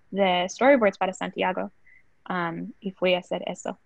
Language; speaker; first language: Spanish; early bilingual, other home language; English